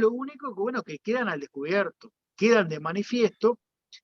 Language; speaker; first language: Spanish; native; Spanish